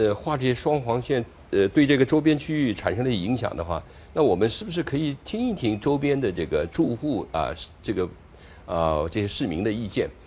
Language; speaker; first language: Chinese; native; Chinese